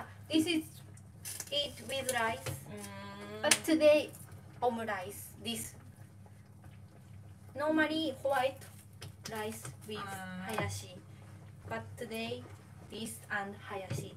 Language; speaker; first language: English; non-native, learner; Thai